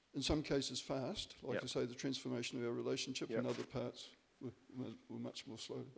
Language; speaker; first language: English; native; English